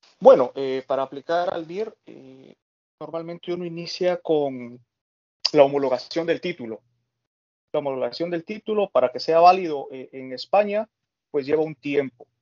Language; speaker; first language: Spanish; native; Spanish